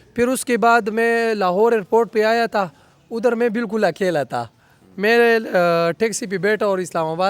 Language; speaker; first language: Hindi; non-native, local second language; Pashto